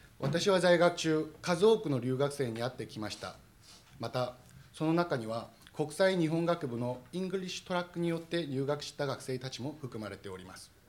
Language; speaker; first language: Japanese; non-native, fluent; Korean